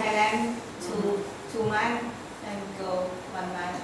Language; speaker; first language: English; non-native, learner; Thai